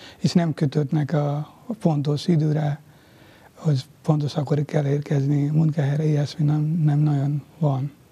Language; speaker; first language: Hungarian; non-native, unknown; Nepali